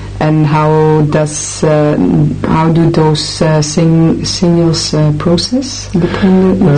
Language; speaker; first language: English; non-native, fluent; Dutch